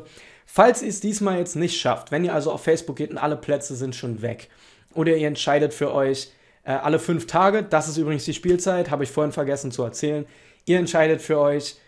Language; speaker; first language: German; native; German